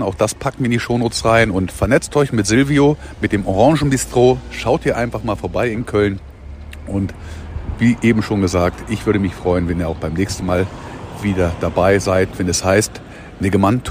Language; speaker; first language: German; native; German